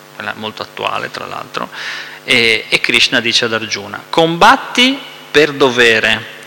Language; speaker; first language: Italian; native; Italian